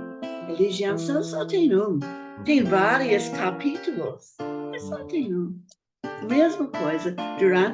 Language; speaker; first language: Portuguese; non-native, fluent; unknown